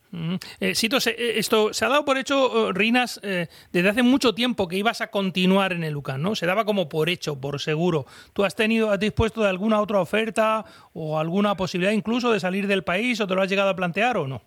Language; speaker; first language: Spanish; native; Spanish